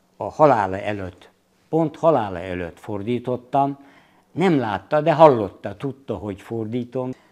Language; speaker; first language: Hungarian; non-native, fluent; Turkish